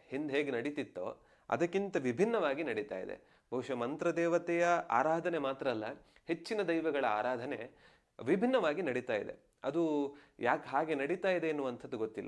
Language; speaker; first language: Kannada; non-native, local second language; Tulu